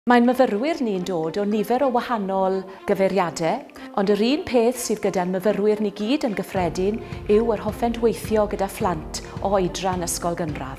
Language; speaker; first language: Welsh; native; Welsh